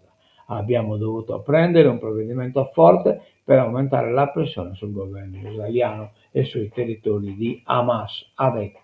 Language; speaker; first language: Italian; non-native, local second language; Sardinian